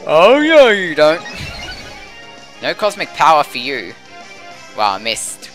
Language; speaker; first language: English; native; English